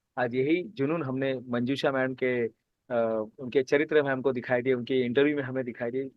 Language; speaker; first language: Hindi; native; Hindi